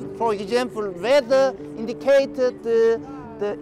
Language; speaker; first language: English; non-native, learner; Korean